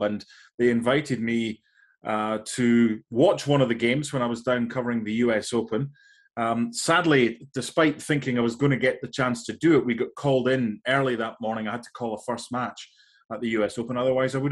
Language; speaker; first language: English; native; English